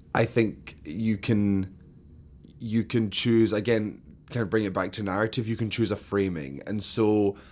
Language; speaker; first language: English; native; English